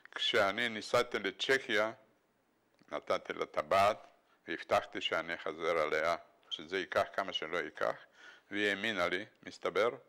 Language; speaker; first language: Hebrew; non-native, fluent; Bulgarian